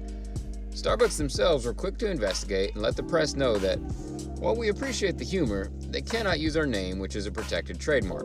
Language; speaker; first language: English; native; English